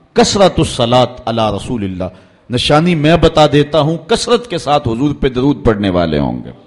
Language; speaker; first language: Urdu; native; Urdu